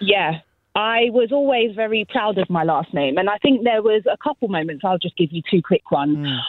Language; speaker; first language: English; native; English